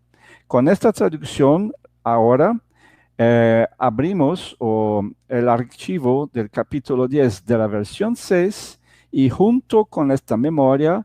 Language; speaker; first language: Spanish; non-native, fluent; Portuguese